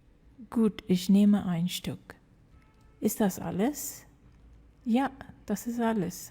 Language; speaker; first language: German; non-native, fluent; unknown